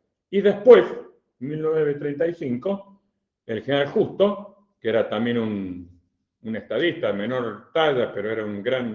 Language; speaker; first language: Spanish; native; Spanish